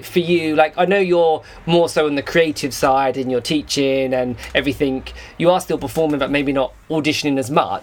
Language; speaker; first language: English; native; English